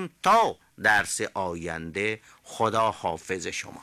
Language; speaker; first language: Persian; non-native, fluent; Urdu